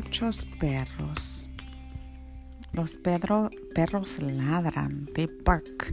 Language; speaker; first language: Spanish; early bilingual, heritage; Spanish